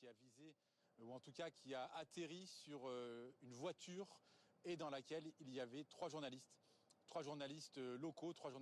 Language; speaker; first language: French; native; French